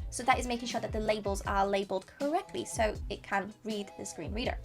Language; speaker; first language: English; non-native, fluent; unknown